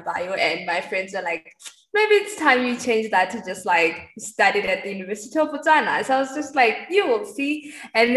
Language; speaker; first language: English; non-native, local second language; Tswana